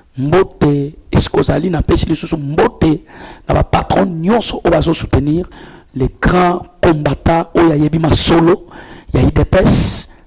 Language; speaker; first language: Lingala; native; Lingala